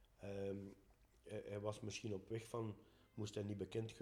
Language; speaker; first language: Dutch; native; Dutch